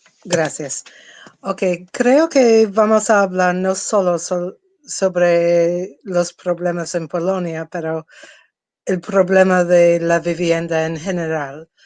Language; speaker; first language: Spanish; non-native, fluent; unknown